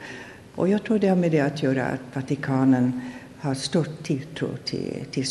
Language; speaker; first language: Swedish; non-native, fluent; German